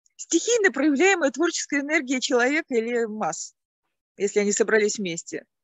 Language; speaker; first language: Russian; native; Russian